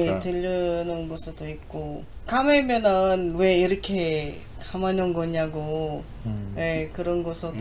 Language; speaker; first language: Korean; non-native, learner; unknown